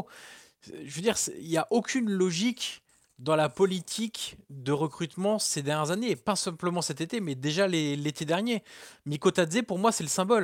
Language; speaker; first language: French; native; French